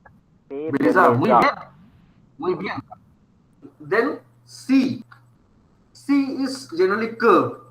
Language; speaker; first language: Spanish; non-native, fluent; Bangla